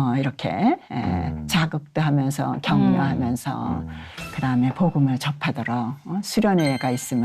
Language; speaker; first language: Korean; native; Korean